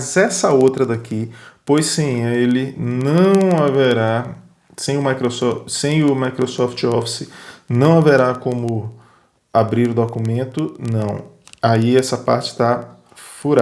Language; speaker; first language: Portuguese; native; Portuguese